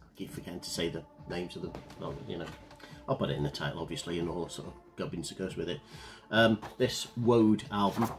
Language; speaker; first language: English; native; English